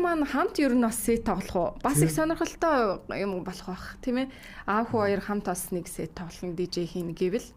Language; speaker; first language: Mongolian; native; Mongolian